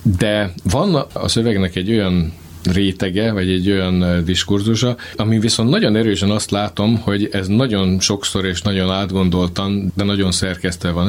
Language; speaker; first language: Hungarian; native; Hungarian